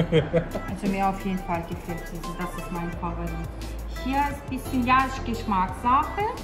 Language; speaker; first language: German; non-native, fluent; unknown